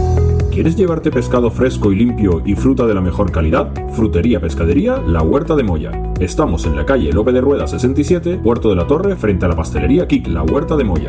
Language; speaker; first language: Spanish; native; Spanish